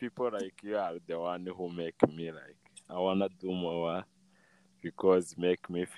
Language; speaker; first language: English; non-native, local second language; Kinyarwanda